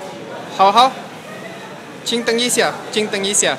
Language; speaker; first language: Chinese; non-native, learner; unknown